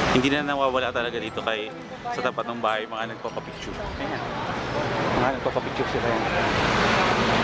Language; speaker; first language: Filipino; native; Filipino